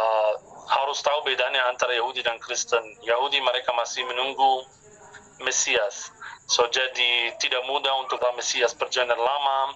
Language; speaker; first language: Indonesian; non-native, fluent; Arabic